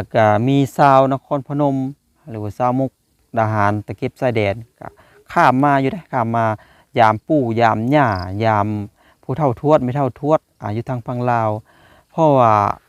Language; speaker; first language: Thai; native; Thai